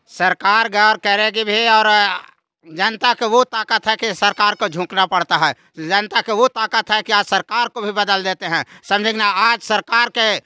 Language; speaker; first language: Hindi; native; Hindi